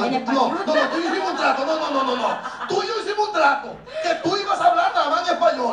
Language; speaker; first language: Spanish; native; Spanish